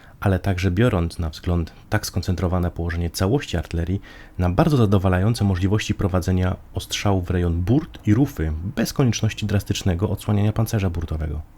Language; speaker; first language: Polish; native; Polish